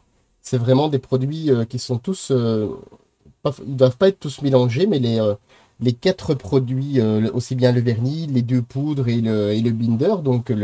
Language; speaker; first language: French; native; French